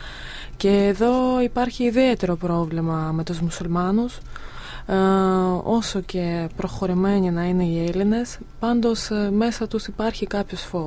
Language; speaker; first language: Greek; non-native, fluent; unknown